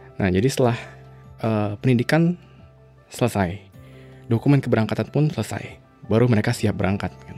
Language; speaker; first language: Indonesian; native; Indonesian